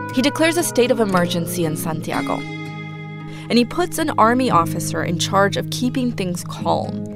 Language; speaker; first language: English; non-native, fluent; Spanish